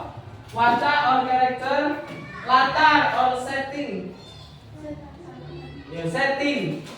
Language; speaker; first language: English; non-native, learner; Indonesian